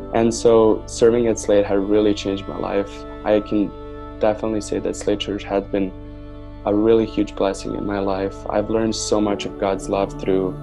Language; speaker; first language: English; non-native, fluent; Serbian